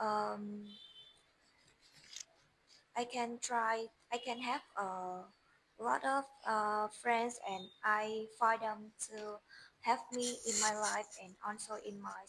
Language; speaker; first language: English; non-native, learner; Vietnamese